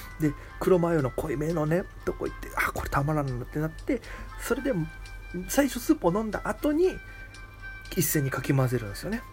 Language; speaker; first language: Japanese; native; Japanese